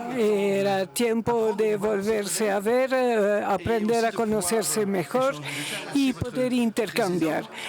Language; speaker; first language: Spanish; non-native, fluent; Luxembourgish